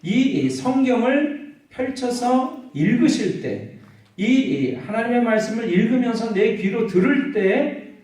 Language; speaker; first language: Korean; native; Korean